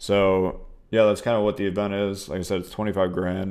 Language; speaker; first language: English; native; English